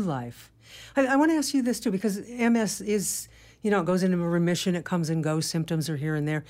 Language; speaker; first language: English; native; English